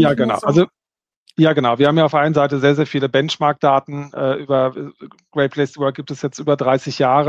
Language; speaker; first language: German; native; German